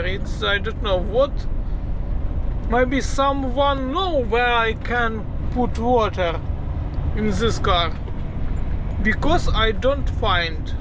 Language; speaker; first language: English; non-native, learner; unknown